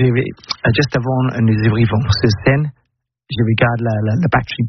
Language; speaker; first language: French; non-native, learner; English